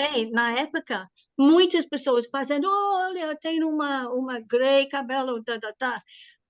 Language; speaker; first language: Portuguese; non-native, learner; English